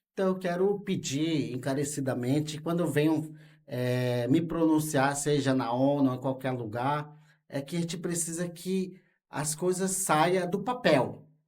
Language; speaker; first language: Portuguese; non-native, local second language; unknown